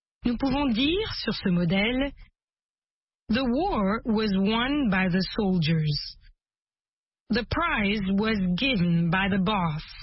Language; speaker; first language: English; non-native, fluent; French